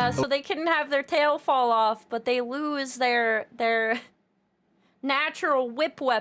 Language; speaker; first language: English; native; English